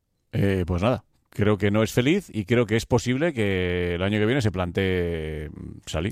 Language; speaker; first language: Spanish; native; Spanish